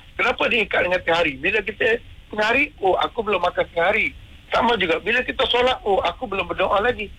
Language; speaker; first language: Malay; native; Malay